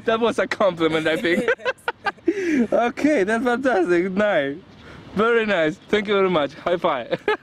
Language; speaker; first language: English; non-native, fluent; Spanish